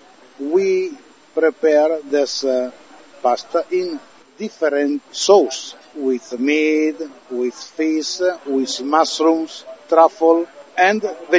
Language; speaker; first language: English; non-native, learner; Italian